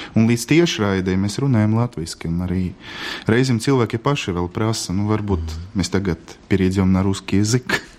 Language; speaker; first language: Latvian; non-native, local second language; Russian